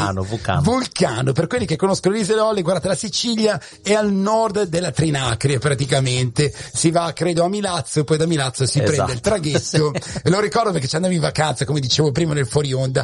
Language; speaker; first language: Italian; native; Italian